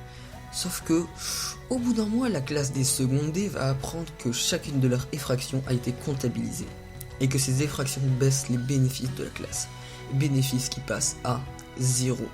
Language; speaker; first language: French; native; French